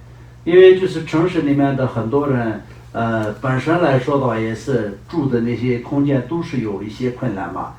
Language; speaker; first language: Chinese; non-native, local second language; Tibetan